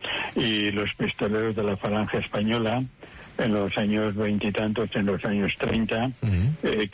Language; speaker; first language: Spanish; native; Spanish